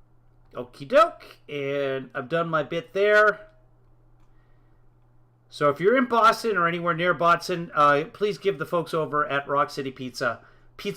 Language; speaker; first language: English; native; English